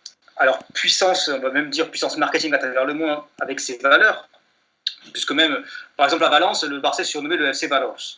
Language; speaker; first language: French; native; French